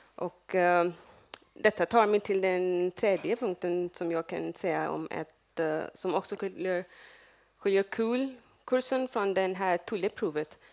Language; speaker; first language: Swedish; non-native, fluent; Urdu